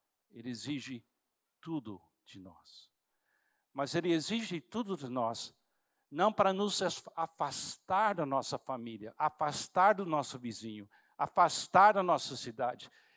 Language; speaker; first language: Portuguese; non-native, fluent; English